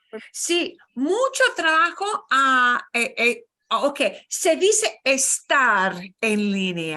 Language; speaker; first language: Spanish; non-native, fluent; English